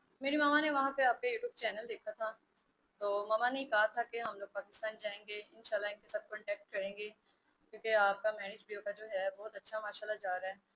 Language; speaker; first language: Urdu; native; Urdu